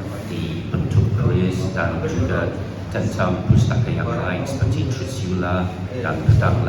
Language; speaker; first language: Indonesian; non-native, learner; English